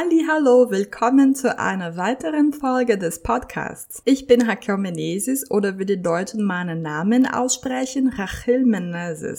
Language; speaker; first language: German; non-native, fluent; Portuguese